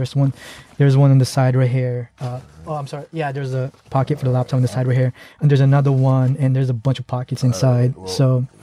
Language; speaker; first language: English; early bilingual, other home language; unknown